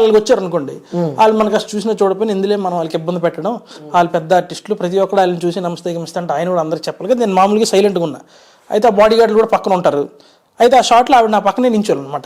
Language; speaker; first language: Telugu; native; Telugu